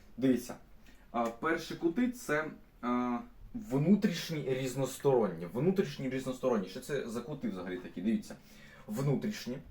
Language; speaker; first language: Ukrainian; non-native, local second language; Russian